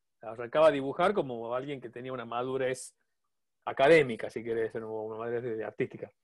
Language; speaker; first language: Spanish; native; Spanish